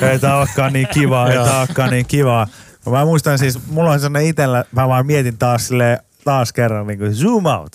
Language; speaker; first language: Finnish; native; Finnish